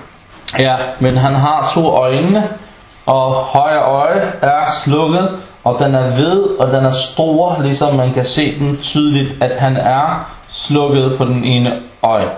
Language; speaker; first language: Danish; early bilingual, other home language; Arabic